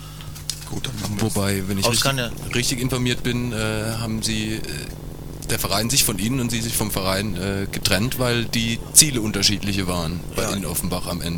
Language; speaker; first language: German; native; German